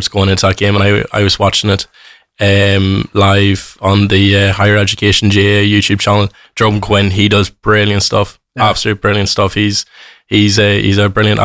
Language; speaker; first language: English; native; English